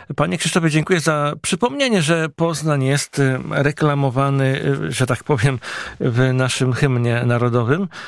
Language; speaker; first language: Polish; native; Polish